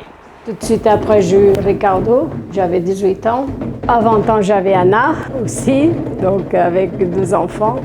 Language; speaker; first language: French; non-native, fluent; Portuguese